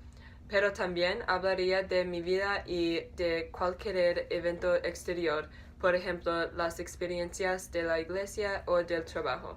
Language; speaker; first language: Spanish; non-native, learner; English